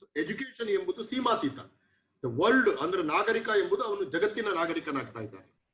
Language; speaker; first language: Kannada; non-native, local second language; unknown